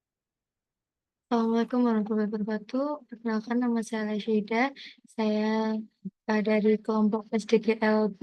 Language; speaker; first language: Indonesian; native; Indonesian